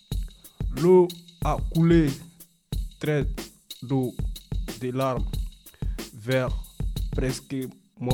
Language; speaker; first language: French; non-native, learner; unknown